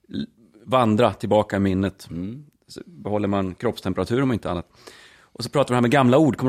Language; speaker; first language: Swedish; native; Swedish